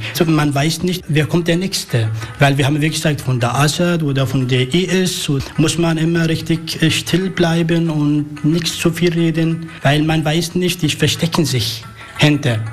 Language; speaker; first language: German; non-native, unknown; Arabic